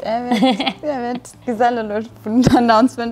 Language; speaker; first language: Turkish; non-native, fluent; German